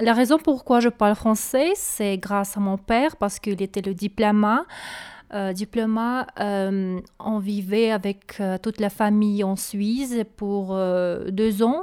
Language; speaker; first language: French; non-native, learner; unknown